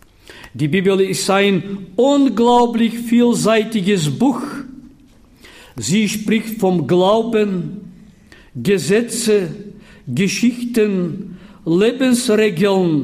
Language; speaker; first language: German; non-native, fluent; Bulgarian